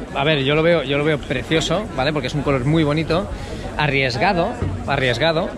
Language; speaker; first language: Spanish; native; Spanish